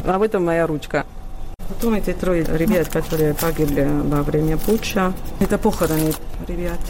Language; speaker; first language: Russian; non-native, fluent; Catalan